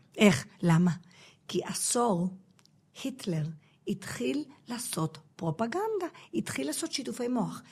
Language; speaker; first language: Hebrew; non-native, fluent; English